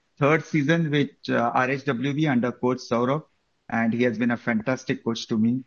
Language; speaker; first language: English; non-native, local second language; Marathi